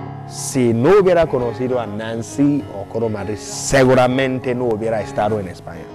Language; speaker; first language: Spanish; non-native, learner; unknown